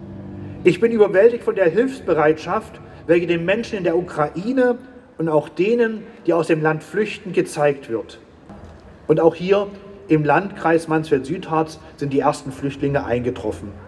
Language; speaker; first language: German; native; German